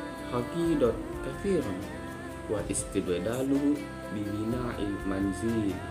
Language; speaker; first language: Arabic; non-native, learner; Indonesian